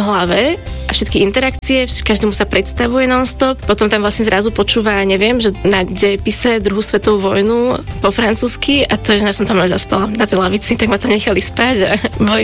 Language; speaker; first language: Slovak; native; Slovak